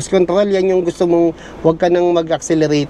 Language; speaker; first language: Filipino; non-native, local second language; Hiligaynon